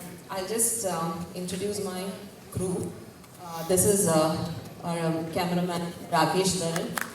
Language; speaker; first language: English; non-native, local second language; Malayalam